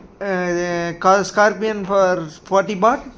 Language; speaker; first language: English; non-native, local second language; Tamil